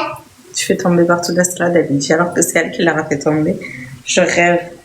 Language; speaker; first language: French; native; French